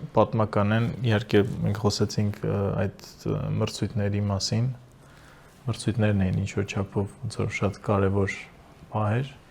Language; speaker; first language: Armenian; native; Armenian